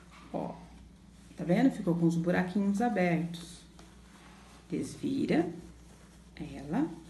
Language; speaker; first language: Portuguese; native; Portuguese